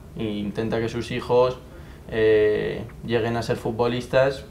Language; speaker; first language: Spanish; native; Spanish